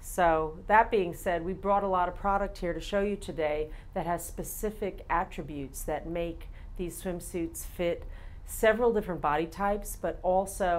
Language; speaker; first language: English; native; English